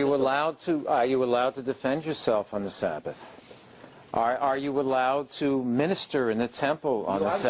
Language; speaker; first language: English; native; English